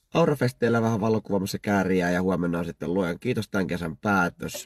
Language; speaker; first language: Finnish; native; Finnish